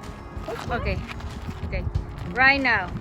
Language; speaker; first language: English; non-native, learner; Spanish